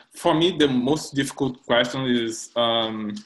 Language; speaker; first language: English; non-native, learner; Portuguese